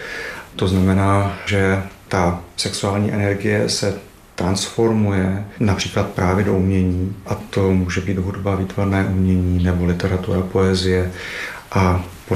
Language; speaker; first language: Czech; native; Czech